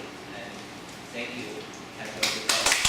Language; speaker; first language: English; non-native, learner; Chinese